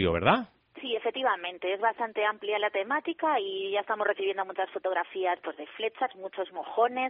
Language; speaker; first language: Spanish; native; Spanish